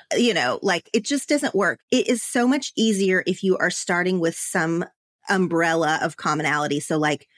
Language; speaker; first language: English; native; English